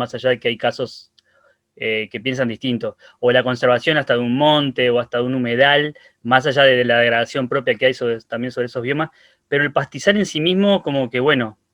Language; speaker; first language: Spanish; native; Spanish